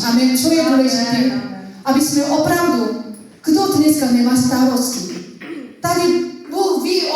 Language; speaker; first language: Czech; non-native, learner; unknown